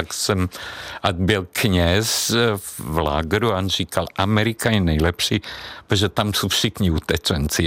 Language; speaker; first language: Czech; non-native, fluent; Hungarian